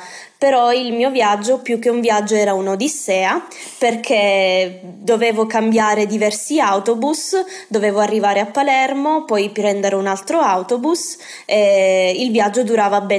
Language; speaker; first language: Italian; native; Italian